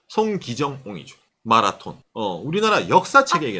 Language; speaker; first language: Korean; native; Korean